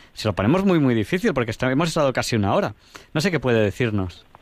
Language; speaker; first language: Spanish; native; Spanish